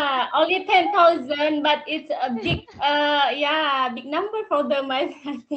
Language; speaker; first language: English; non-native, learner; Indonesian